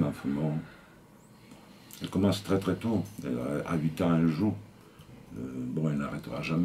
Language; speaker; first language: French; native; French